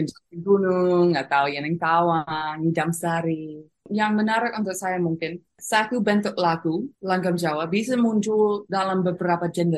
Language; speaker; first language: Indonesian; non-native, fluent; English